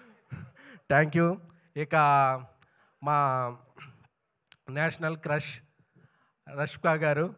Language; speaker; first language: Telugu; native; Telugu